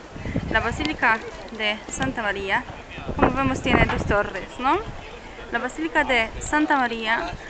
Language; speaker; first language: Spanish; non-native, fluent; Polish